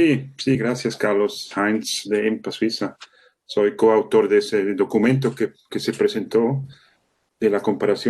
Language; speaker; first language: Spanish; non-native, fluent; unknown